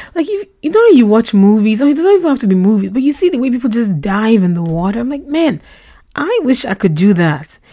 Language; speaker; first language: English; non-native, local second language; Russian